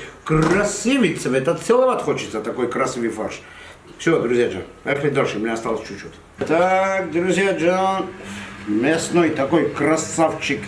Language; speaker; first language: Russian; non-native, fluent; Armenian